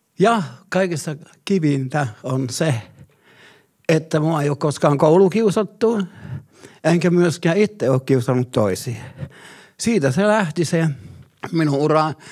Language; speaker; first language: Finnish; native; Finnish